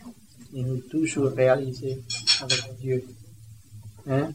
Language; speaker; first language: French; non-native, learner; Vietnamese